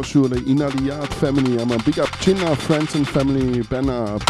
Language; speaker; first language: English; non-native, learner; German